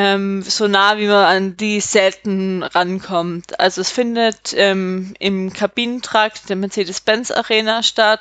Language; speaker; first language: German; native; German